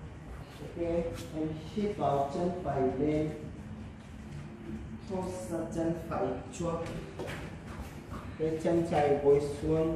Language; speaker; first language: Vietnamese; non-native, learner; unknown